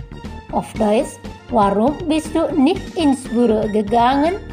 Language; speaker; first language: German; non-native, fluent; Indonesian